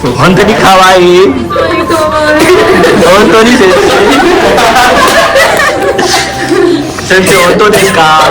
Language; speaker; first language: Japanese; non-native, learner; Nepali